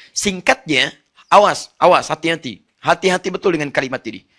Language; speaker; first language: Indonesian; non-native, fluent; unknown